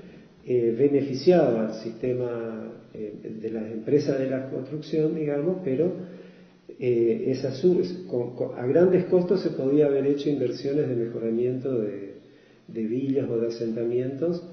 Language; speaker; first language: Spanish; native; Spanish